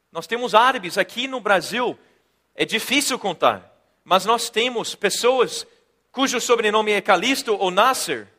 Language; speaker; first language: Portuguese; non-native, fluent; English